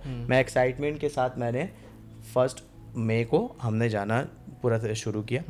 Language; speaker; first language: Hindi; non-native, local second language; Bangla